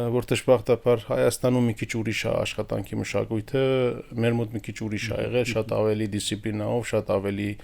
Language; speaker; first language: Armenian; early bilingual, heritage; Armenian